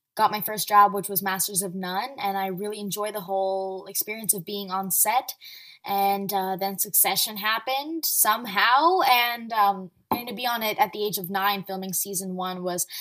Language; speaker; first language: English; early bilingual, other home language; Arabic